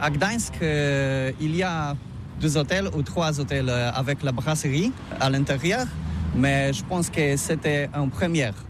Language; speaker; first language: French; non-native, learner; Polish